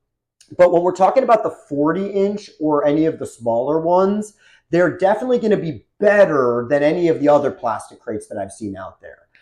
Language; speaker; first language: English; native; English